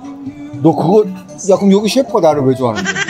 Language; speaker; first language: Filipino; non-native, learner; Korean